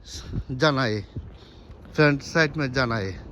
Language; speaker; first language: Hindi; non-native, learner; Bangla